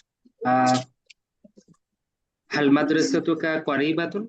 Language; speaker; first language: Arabic; non-native, fluent; Bangla